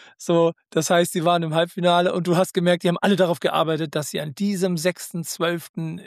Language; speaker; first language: German; native; German